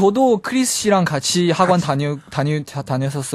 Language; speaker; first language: Korean; non-native, learner; Chinese